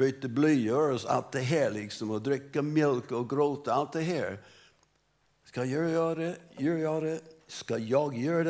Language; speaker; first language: Swedish; non-native, fluent; English